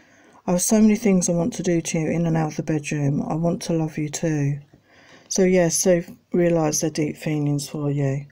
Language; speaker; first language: English; native; English